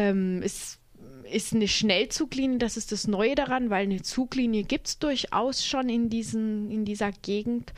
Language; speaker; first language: German; native; German